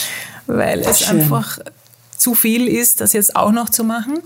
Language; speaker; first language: German; early bilingual, heritage; German